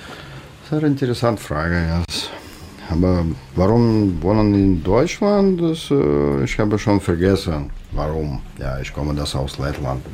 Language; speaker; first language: German; non-native, learner; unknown